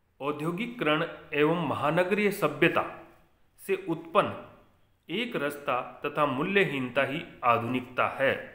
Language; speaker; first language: Hindi; native; Hindi